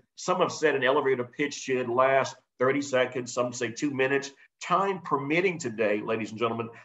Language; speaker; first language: English; native; English